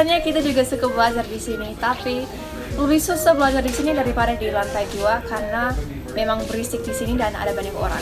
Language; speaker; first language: Indonesian; non-native, fluent; English